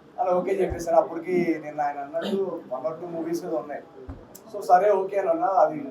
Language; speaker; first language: Telugu; native; Telugu